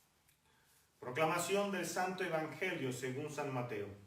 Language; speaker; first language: Spanish; native; Spanish